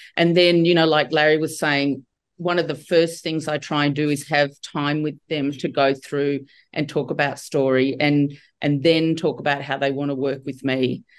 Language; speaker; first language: English; native; English